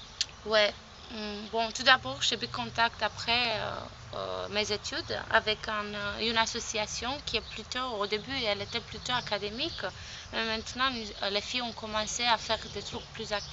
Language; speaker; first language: French; non-native, fluent; Romanian